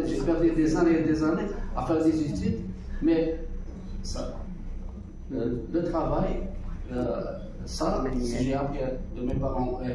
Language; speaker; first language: French; non-native, local second language; Arabic